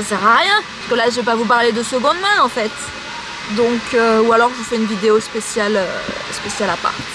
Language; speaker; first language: French; native; French